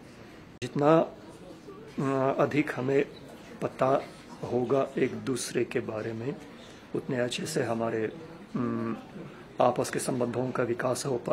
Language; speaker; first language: Hindi; non-native, fluent; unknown